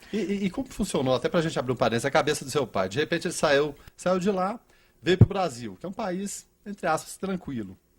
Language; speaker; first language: Portuguese; native; Portuguese